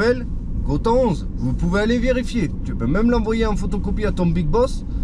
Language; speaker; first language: French; native; French